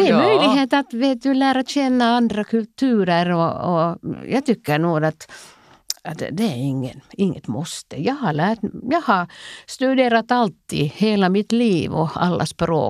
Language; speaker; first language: Swedish; non-native, local second language; Finnish